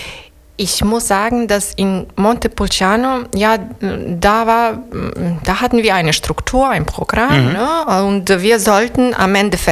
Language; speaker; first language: German; non-native, fluent; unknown